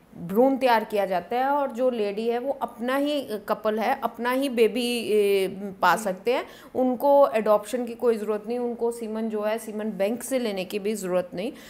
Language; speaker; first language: Hindi; non-native, local second language; Punjabi